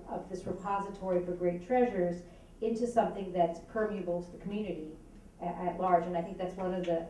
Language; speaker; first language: English; native; English